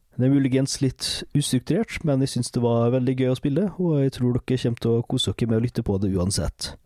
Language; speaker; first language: Norwegian; native; Norwegian